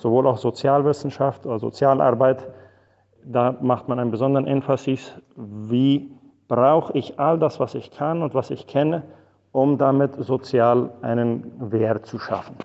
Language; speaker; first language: German; non-native, fluent; Spanish